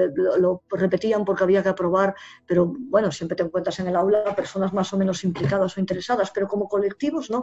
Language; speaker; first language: Spanish; native; Spanish